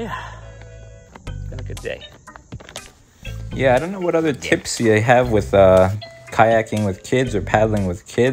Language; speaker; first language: English; native; English